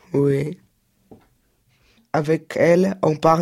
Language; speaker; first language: French; early bilingual, other home language; Chinese